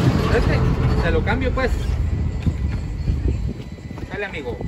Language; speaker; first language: Spanish; native; Spanish